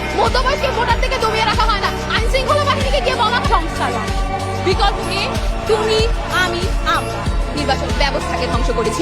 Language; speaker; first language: Bangla; native; Bangla